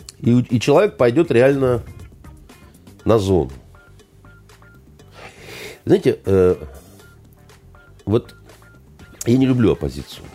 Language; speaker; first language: Russian; native; Russian